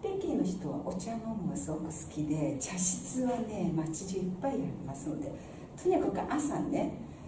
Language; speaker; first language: Japanese; non-native, fluent; Chinese